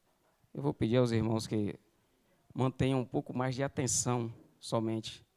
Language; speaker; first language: Portuguese; native; Portuguese